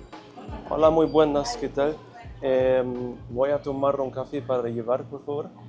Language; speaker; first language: Spanish; non-native, fluent; German